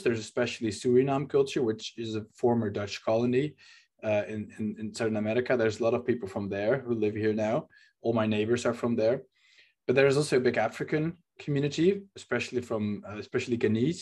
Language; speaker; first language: English; non-native, fluent; Dutch